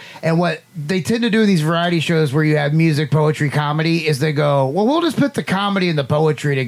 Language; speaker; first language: English; native; English